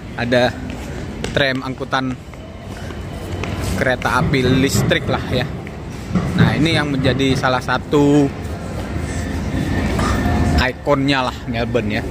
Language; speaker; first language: Indonesian; native; Indonesian